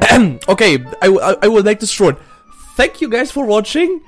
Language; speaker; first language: English; non-native, fluent; German